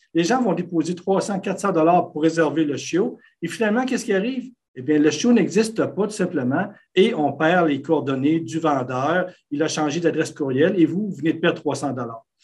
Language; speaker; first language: French; native; French